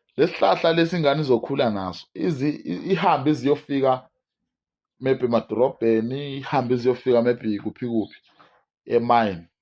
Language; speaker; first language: Zulu; non-native, local second language; Swati